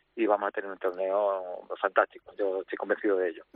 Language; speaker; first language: Spanish; native; Spanish